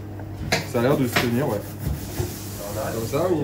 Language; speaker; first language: French; native; French